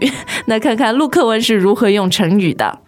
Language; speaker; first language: Chinese; native; Chinese